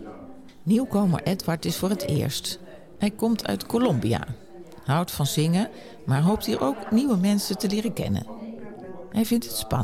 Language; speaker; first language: Dutch; native; Dutch